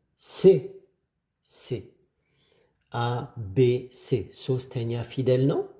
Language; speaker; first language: Amharic; non-native, fluent; French